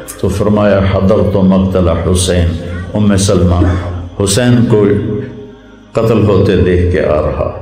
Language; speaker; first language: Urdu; non-native, local second language; Punjabi